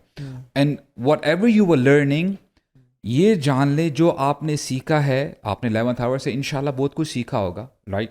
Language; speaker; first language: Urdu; native; Urdu